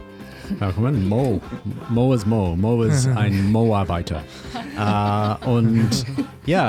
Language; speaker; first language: German; non-native, learner; English